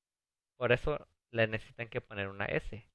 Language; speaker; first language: Spanish; early bilingual, other home language; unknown